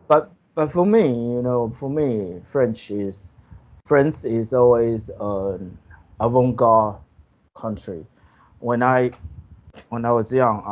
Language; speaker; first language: English; non-native, fluent; Chinese